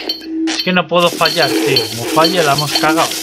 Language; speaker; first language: Spanish; native; Spanish